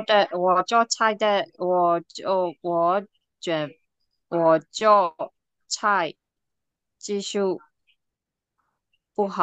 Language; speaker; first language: Chinese; non-native, learner; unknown